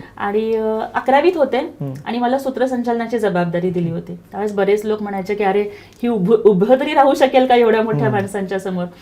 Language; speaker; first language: Marathi; non-native, local second language; Telugu